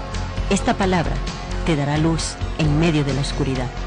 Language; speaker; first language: Spanish; native; Spanish